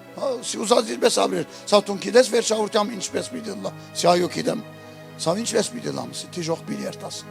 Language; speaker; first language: Armenian; early bilingual, heritage; Armenian